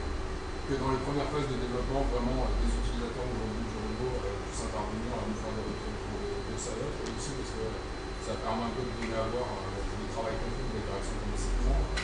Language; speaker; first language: French; native; French